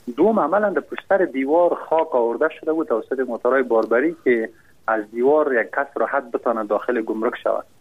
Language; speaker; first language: Persian; native; Persian